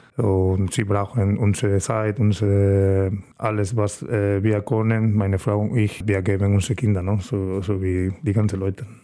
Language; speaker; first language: German; non-native, learner; Spanish